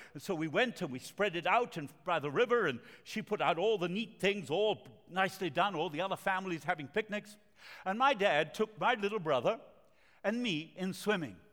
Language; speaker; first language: English; non-native, fluent; Spanish